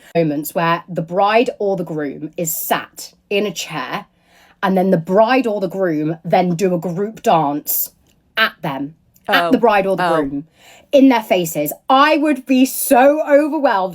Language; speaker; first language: English; native; English